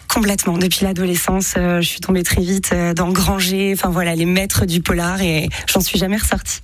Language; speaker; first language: French; native; French